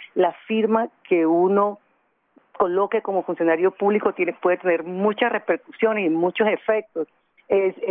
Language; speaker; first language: Spanish; native; Spanish